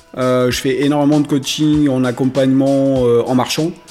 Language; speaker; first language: French; native; French